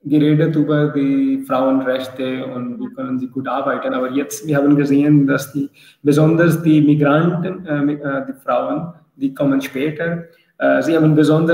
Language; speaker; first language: German; non-native, learner; Urdu